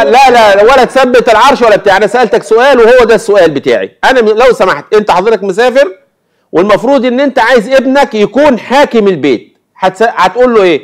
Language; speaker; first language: Arabic; native; Arabic